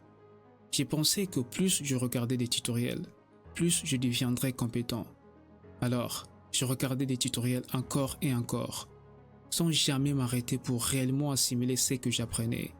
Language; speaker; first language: French; native; French